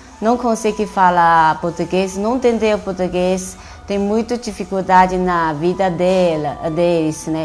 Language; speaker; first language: Portuguese; non-native, learner; Chinese